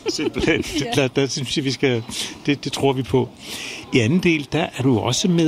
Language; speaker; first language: Danish; native; Danish